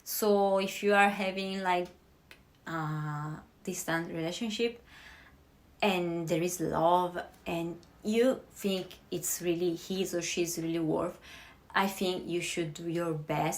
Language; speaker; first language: English; non-native, fluent; Italian